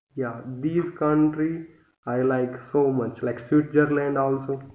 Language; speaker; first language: English; non-native, local second language; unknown